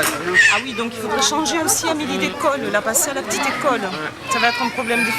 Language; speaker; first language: French; native; French